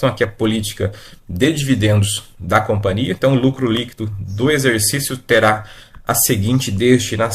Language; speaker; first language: Portuguese; native; Portuguese